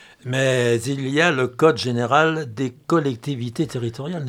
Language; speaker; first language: French; native; French